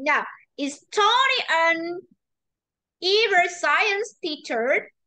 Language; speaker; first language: English; non-native, learner; Vietnamese